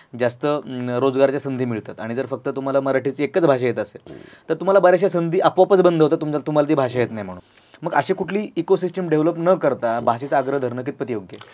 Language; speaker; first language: Marathi; native; Marathi